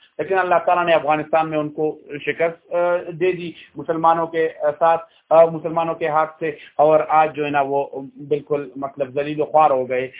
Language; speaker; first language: Urdu; non-native, local second language; Pashto